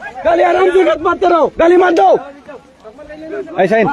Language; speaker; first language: Hindi; non-native, learner; Bangla